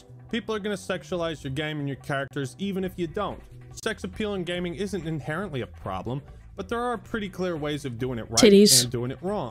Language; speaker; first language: English; native; English